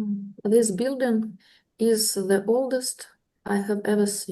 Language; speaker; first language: English; non-native, learner; Russian